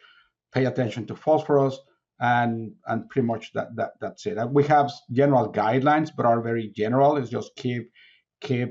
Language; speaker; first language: English; non-native, fluent; Spanish